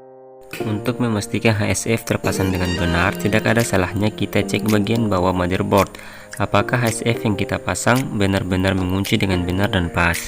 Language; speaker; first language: Indonesian; native; Indonesian